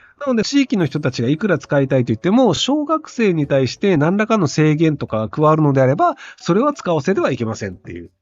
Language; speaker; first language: Japanese; native; Japanese